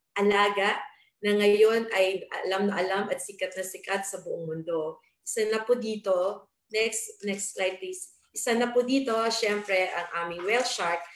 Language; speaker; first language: Filipino; non-native, local second language; Bikol